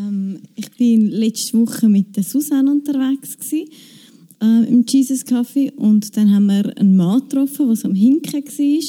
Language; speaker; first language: German; non-native, fluent; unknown